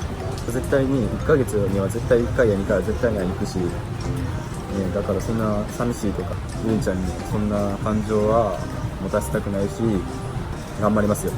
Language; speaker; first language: Japanese; native; Japanese